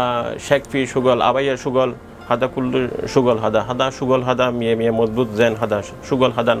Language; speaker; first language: Arabic; non-native, learner; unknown